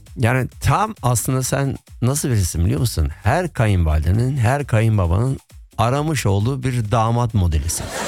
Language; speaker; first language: Turkish; early bilingual, heritage; Turkish